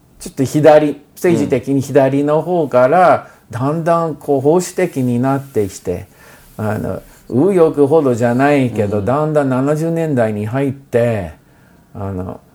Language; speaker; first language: Japanese; non-native, fluent; English